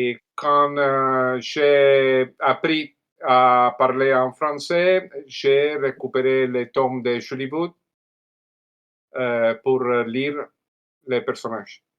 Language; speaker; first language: French; non-native, learner; Italian